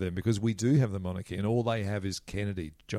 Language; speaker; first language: English; native; English